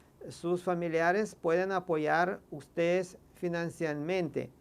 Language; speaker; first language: Spanish; non-native, fluent; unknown